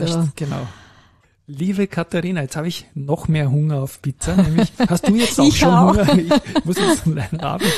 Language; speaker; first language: German; native; German